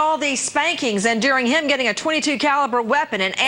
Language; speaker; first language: English; native; English